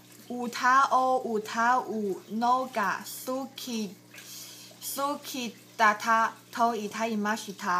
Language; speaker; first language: Japanese; non-native, learner; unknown